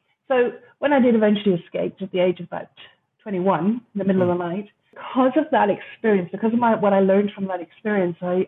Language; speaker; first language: English; native; English